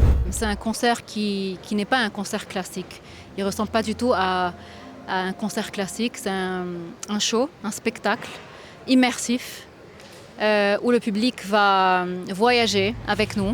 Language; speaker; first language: French; non-native, local second language; Arabic